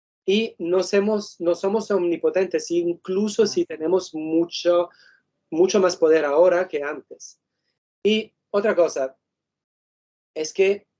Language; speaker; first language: Spanish; non-native, fluent; Italian